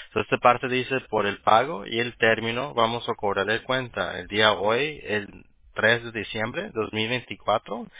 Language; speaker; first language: Spanish; early bilingual, heritage; Spanish